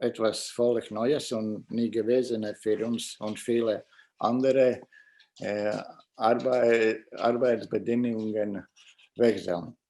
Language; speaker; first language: German; non-native, fluent; Latvian